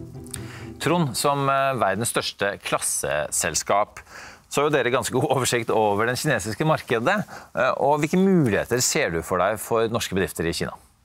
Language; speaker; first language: Norwegian; native; Norwegian